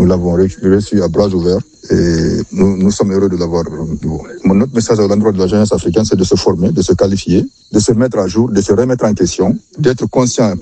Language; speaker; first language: French; non-native, local second language; Fula